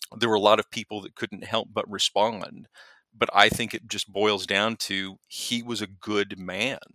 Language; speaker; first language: English; native; English